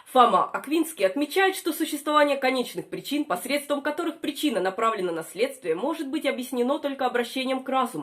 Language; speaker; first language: Russian; native; Russian